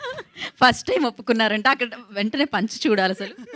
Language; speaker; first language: Telugu; native; Telugu